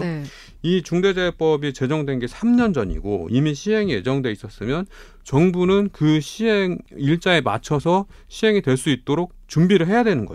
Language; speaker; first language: Korean; native; Korean